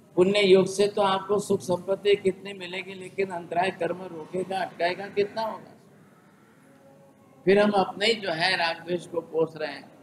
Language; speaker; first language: Hindi; non-native, local second language; Gujarati